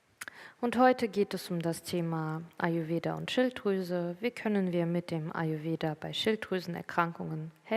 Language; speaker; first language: German; native; German